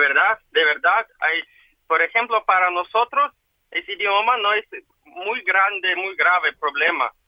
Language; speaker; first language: Spanish; non-native, learner; Ukrainian